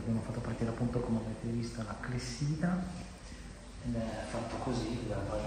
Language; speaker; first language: Italian; native; Italian